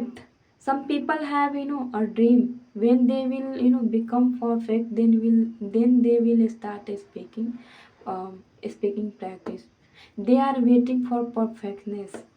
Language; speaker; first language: English; non-native, fluent; Hindi